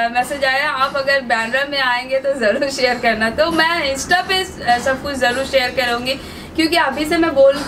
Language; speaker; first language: Hindi; non-native, local second language; Bangla